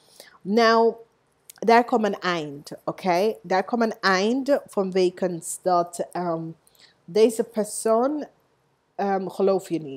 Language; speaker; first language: Dutch; non-native, learner; English